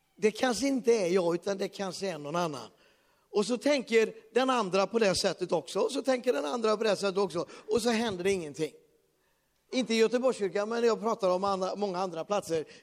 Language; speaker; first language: Swedish; native; Swedish